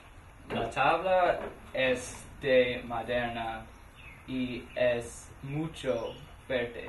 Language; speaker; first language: Spanish; non-native, learner; English